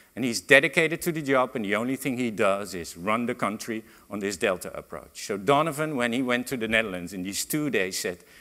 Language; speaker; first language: English; non-native, fluent; Dutch